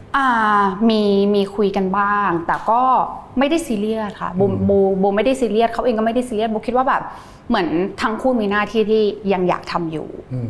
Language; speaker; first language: Thai; early bilingual, heritage; Thai